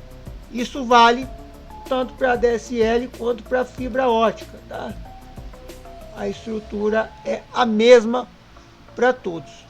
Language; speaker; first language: Portuguese; native; Portuguese